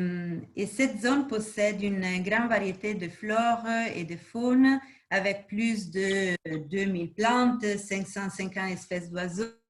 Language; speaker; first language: French; non-native, fluent; Spanish